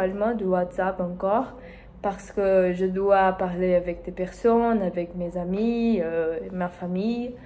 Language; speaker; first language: French; non-native, learner; Spanish